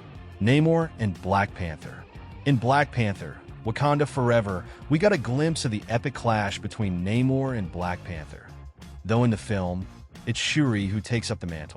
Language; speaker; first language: English; native; English